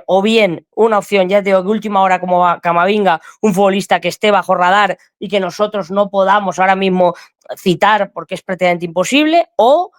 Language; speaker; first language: Spanish; native; Spanish